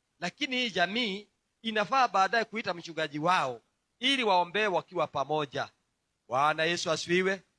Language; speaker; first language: Swahili; non-native, local second language; Kikuyu